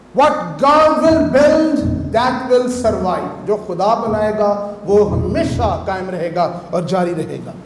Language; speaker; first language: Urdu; native; Urdu